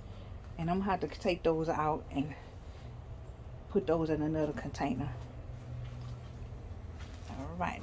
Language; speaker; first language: English; native; English